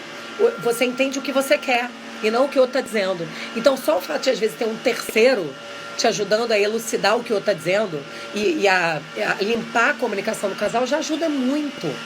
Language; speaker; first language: Portuguese; native; Portuguese